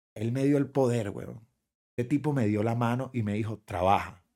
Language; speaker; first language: Spanish; native; Spanish